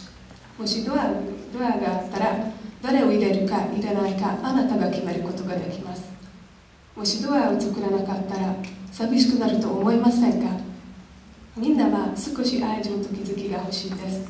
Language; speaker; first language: Japanese; non-native, learner; Hungarian